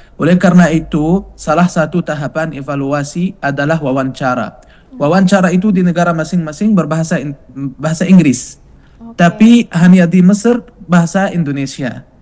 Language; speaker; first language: Indonesian; non-native, fluent; Arabic